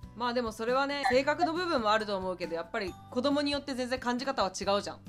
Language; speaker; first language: Japanese; native; Japanese